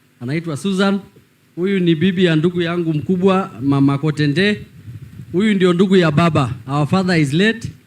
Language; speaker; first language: Swahili; non-native, local second language; Masai